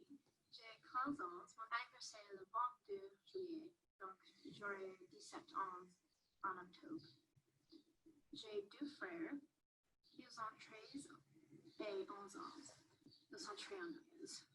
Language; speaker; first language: French; non-native, learner; English